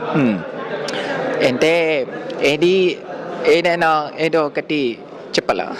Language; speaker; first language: Telugu; non-native, learner; Japanese